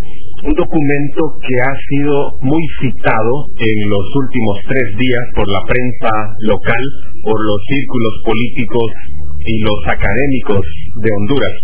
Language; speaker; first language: Spanish; native; Spanish